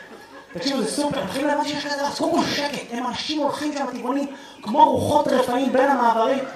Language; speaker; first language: Hebrew; native; Hebrew